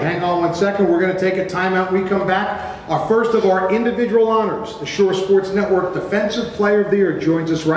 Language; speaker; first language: English; native; English